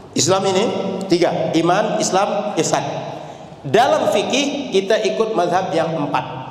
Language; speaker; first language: Malay; native; Malay